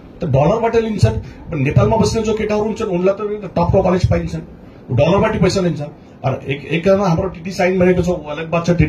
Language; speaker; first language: Nepali; early bilingual, heritage; Nepali